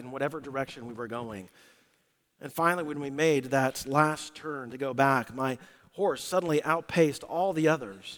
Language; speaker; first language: English; native; English